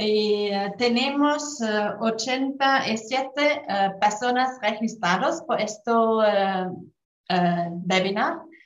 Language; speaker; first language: Spanish; non-native, fluent; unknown